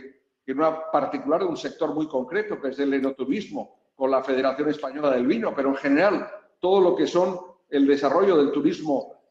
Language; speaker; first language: Spanish; native; Spanish